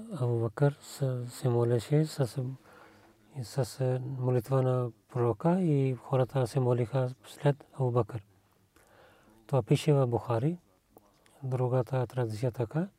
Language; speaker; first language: Bulgarian; non-native, learner; Urdu